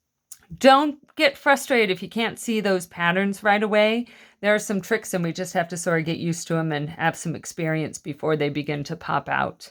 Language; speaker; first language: English; native; English